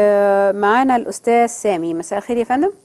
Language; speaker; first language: Arabic; native; Arabic